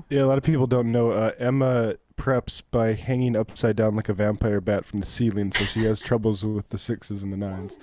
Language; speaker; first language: English; native; English